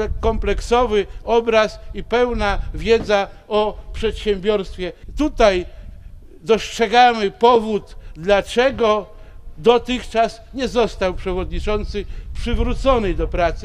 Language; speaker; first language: Polish; native; Polish